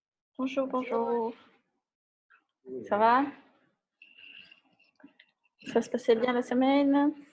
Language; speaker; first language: French; non-native, fluent; Portuguese